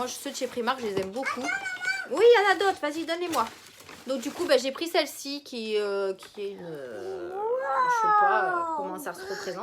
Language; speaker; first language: French; native; French